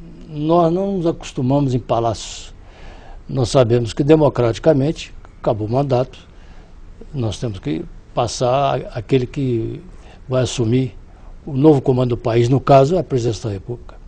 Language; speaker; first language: Portuguese; native; Portuguese